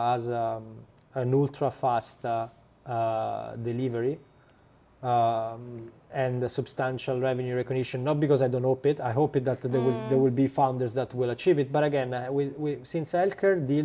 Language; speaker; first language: English; non-native, fluent; Italian